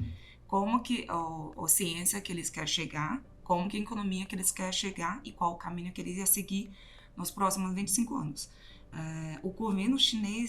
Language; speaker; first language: Portuguese; non-native, fluent; Chinese